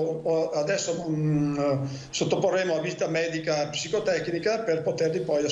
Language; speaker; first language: Italian; native; Italian